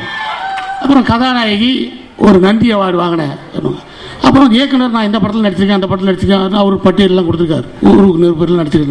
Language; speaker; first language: Tamil; native; Tamil